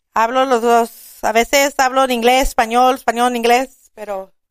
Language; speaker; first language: Spanish; early bilingual, other home language; English